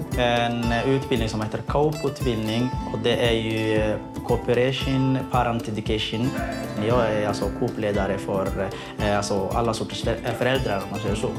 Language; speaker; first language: Swedish; non-native, fluent; Somali